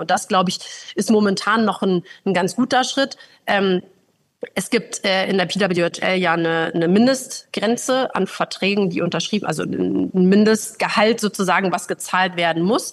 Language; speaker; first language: German; native; German